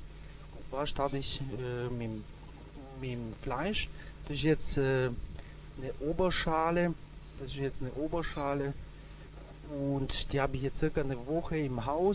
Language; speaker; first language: German; native; German